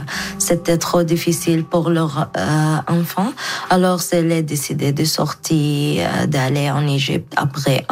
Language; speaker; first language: French; non-native, learner; Arabic